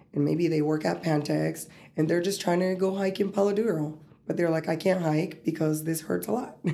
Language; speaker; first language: English; early bilingual, other home language; Spanish